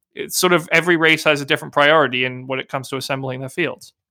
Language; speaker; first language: English; native; English